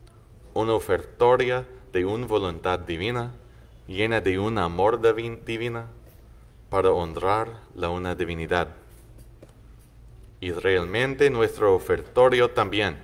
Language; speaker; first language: Spanish; non-native, fluent; English